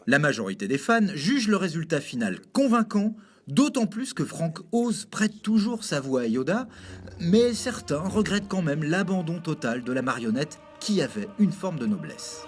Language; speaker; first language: French; native; French